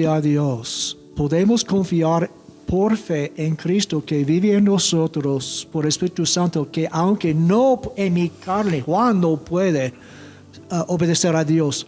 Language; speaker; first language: Spanish; non-native, fluent; English